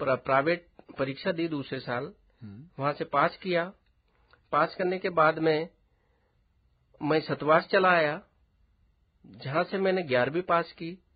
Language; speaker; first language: Hindi; native; Hindi